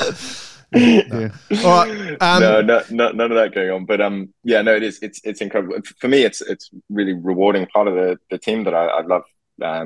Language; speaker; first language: English; native; English